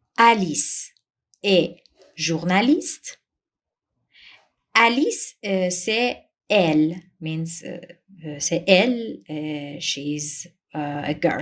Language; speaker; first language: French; non-native, fluent; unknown